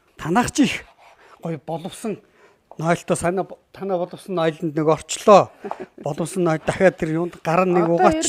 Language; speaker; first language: Mongolian; native; Mongolian